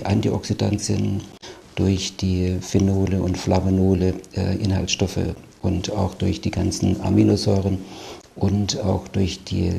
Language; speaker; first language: German; native; German